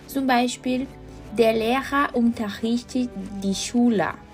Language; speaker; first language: German; non-native, fluent; Portuguese